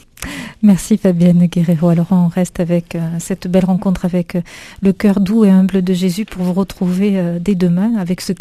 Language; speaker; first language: French; native; French